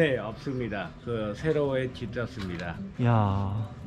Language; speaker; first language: Korean; non-native, learner; Khmer